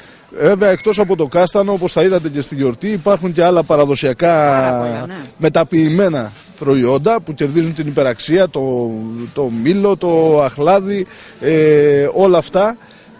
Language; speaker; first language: Greek; native; Greek